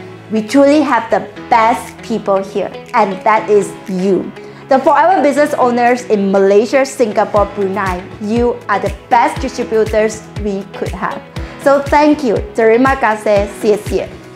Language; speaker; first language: English; non-native, local second language; Chinese